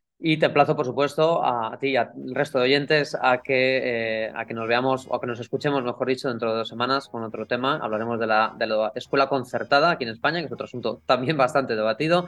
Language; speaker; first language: Spanish; native; Spanish